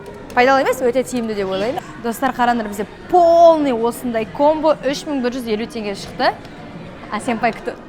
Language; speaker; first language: Kazakh; native; Kazakh